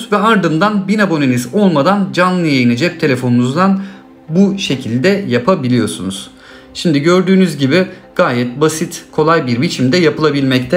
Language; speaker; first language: Turkish; native; Turkish